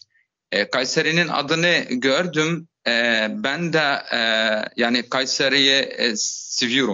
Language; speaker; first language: Turkish; non-native, fluent; Arabic